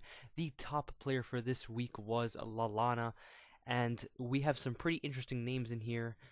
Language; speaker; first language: English; native; English